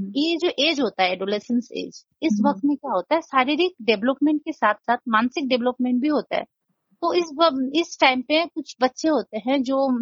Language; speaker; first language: Hindi; non-native, local second language; Nepali